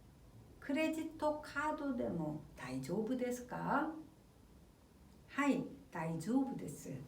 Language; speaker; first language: Japanese; non-native, fluent; Korean